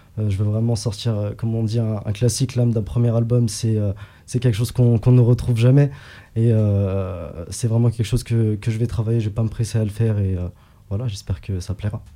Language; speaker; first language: French; early bilingual, other home language; Arabic